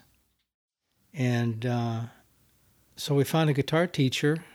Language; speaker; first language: English; native; English